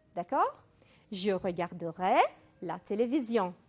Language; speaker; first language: French; non-native, fluent; Arabic